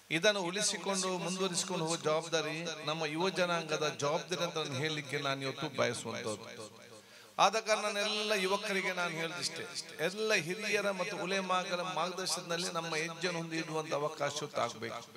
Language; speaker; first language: Kannada; non-native, local second language; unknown